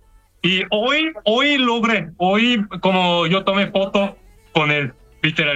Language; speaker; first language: Spanish; non-native, learner; Korean